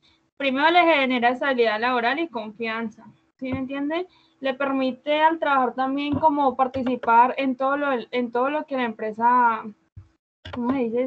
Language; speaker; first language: Spanish; native; Spanish